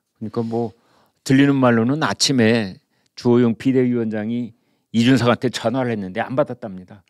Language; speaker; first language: Korean; native; Korean